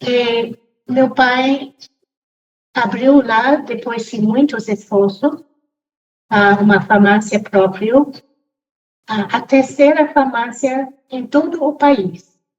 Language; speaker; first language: Portuguese; non-native, fluent; English